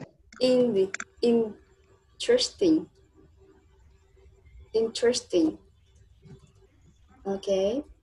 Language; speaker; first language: English; non-native, fluent; Vietnamese